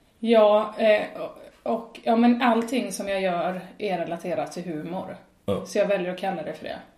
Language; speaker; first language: Swedish; native; Swedish